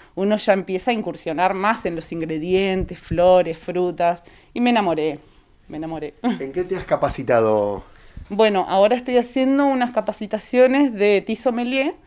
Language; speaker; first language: Spanish; native; Spanish